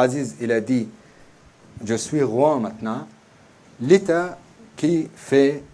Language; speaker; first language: French; non-native, learner; Arabic